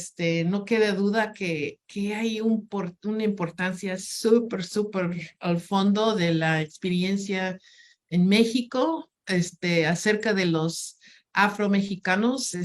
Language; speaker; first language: Spanish; non-native, fluent; English